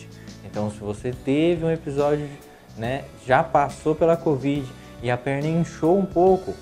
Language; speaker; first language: Portuguese; native; Portuguese